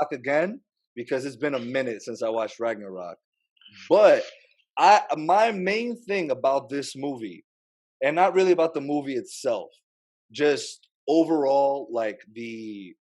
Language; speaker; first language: English; native; English